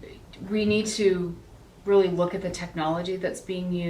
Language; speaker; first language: English; native; English